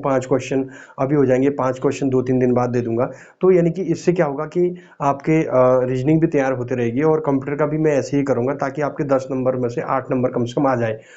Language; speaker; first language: Hindi; native; Hindi